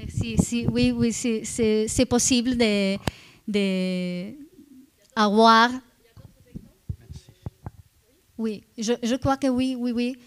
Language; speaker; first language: French; non-native, fluent; Italian